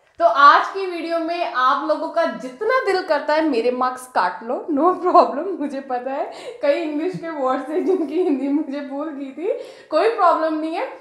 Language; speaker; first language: Hindi; native; Hindi